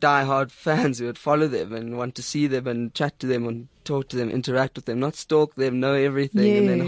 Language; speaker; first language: English; native; English